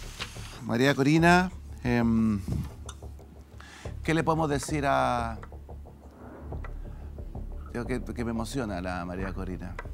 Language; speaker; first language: Spanish; native; Spanish